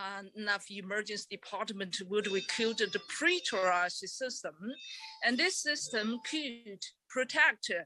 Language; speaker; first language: English; non-native, learner; Chinese